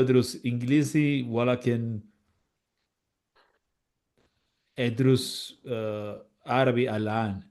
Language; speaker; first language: Arabic; non-native, learner; Spanish